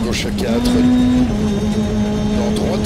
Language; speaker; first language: French; native; French